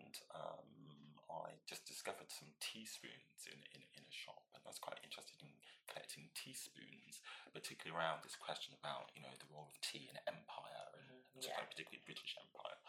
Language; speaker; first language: English; native; English